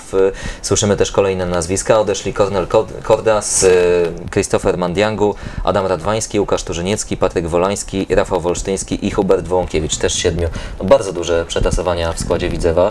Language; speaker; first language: Polish; native; Polish